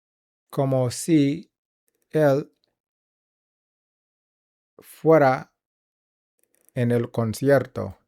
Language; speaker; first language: Spanish; non-native, learner; English